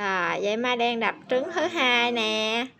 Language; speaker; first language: Vietnamese; native; Vietnamese